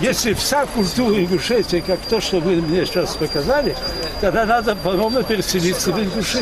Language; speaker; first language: Russian; early bilingual, heritage; Russian